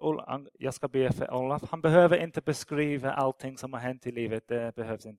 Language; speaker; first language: Swedish; non-native, fluent; English